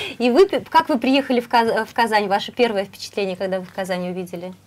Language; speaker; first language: Russian; native; Russian